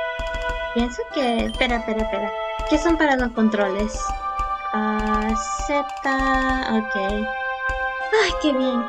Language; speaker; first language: Spanish; early bilingual, heritage; Spanish